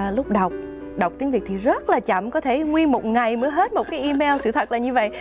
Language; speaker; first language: Vietnamese; early bilingual, heritage; Vietnamese